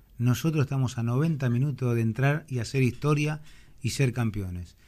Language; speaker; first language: Spanish; native; Spanish